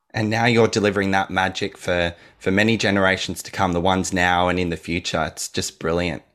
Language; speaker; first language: English; native; English